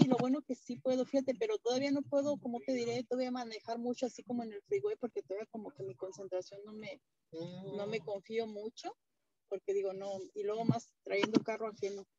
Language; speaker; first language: Spanish; native; Spanish